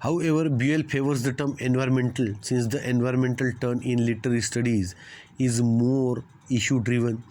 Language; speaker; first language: English; non-native, local second language; Marathi